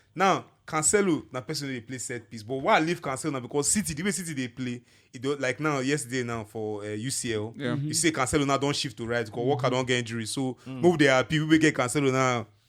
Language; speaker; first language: Nigerian Pidgin; non-native, local second language; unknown